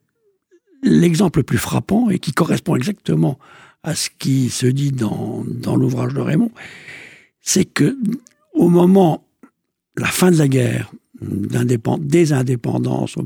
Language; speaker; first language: French; native; French